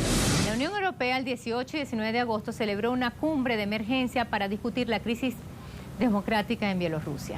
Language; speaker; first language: Spanish; native; Spanish